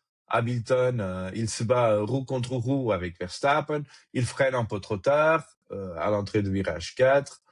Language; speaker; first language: French; native; French